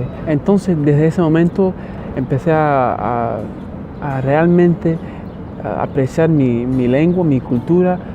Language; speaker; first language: Spanish; early bilingual, heritage; Spanish